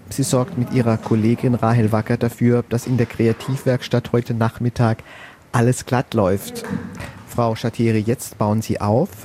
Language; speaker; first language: German; native; German